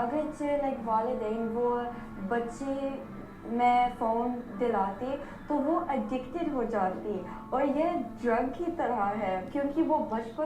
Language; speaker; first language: Hindi; non-native, learner; English